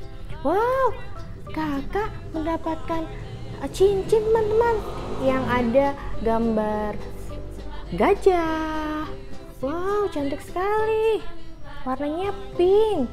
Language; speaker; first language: Indonesian; native; Indonesian